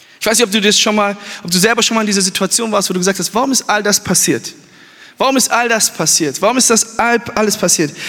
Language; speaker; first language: German; early bilingual, other home language; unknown